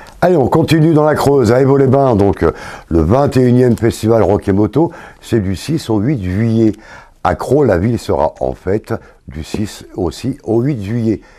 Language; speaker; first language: French; native; French